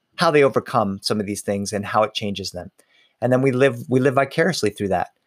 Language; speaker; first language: English; early bilingual, other home language; Spanish